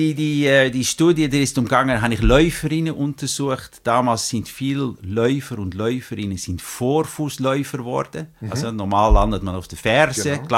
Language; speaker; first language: German; native; German